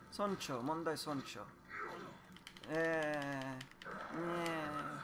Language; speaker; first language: Japanese; non-native, learner; English